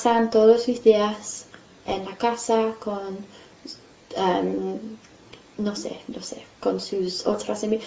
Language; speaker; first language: Spanish; non-native, fluent; English